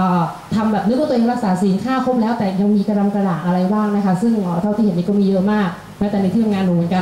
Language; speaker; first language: Thai; native; Thai